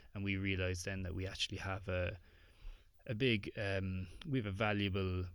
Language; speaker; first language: English; native; English